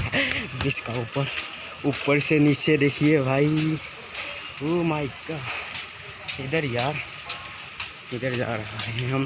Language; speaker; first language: Hindi; non-native, local second language; Assamese